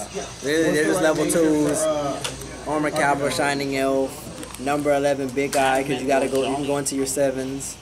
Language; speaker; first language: English; native; English